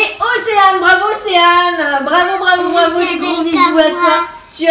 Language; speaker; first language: French; native; French